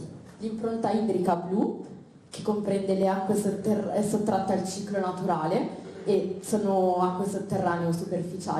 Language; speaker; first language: Italian; native; Italian